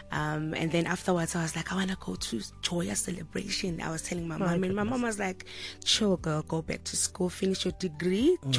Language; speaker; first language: English; non-native, local second language; Zulu